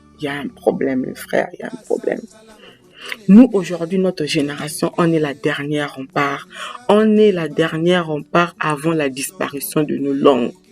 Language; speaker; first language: French; native; French